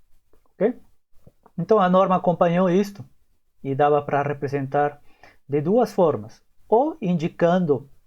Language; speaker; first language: Portuguese; native; Portuguese